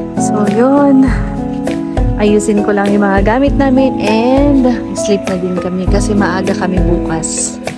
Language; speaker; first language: Filipino; non-native, local second language; Iloko